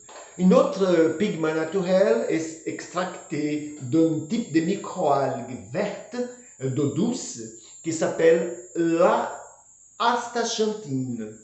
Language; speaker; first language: French; non-native, learner; Portuguese